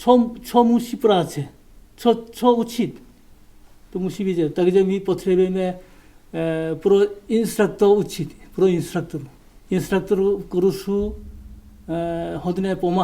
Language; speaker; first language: Czech; non-native, learner; Korean